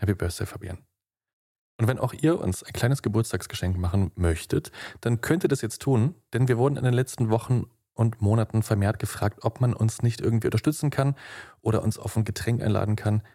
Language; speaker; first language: German; native; German